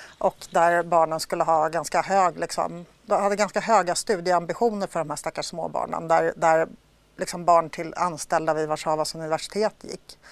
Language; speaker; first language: Swedish; early bilingual, other home language; Polish